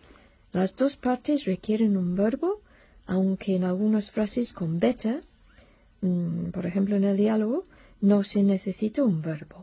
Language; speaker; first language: Spanish; non-native, fluent; English